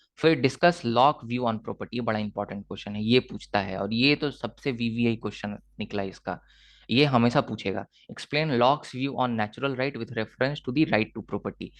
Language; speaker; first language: Hindi; native; Hindi